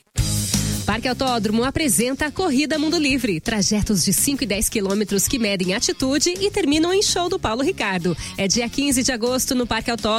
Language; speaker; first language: Portuguese; native; Portuguese